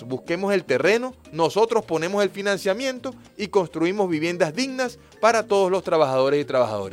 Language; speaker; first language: Spanish; native; Spanish